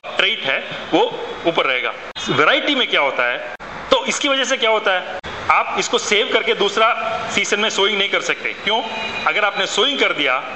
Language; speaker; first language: Hindi; non-native, local second language; Malayalam